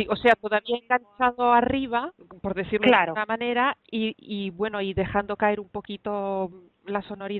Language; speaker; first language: Spanish; native; Spanish